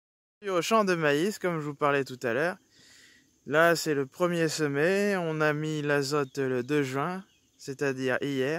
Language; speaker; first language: French; native; French